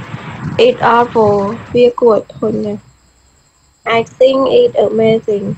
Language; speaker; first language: English; non-native, learner; Khmer